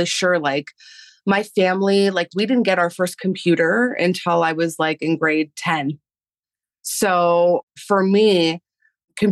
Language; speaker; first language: English; early bilingual, other home language; Spanish